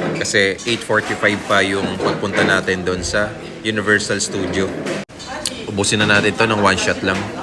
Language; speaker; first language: Filipino; native; Filipino